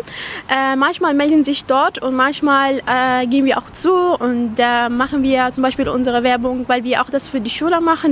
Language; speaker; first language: German; non-native, fluent; Arabic